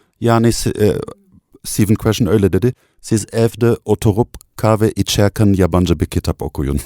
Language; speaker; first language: Turkish; non-native, fluent; German